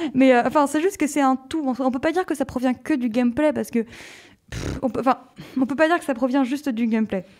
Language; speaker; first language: French; native; French